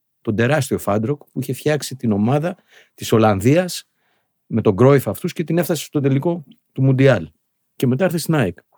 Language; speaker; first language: Greek; native; Greek